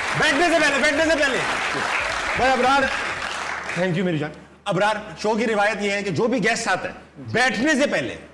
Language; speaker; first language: Urdu; native; Urdu